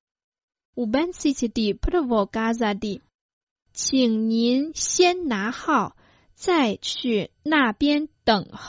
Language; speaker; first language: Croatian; non-native, fluent; Chinese